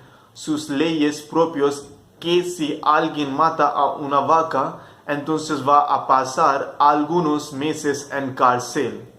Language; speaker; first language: Spanish; non-native, fluent; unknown